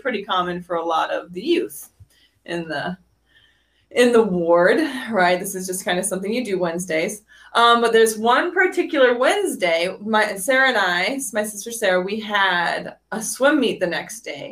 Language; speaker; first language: English; native; English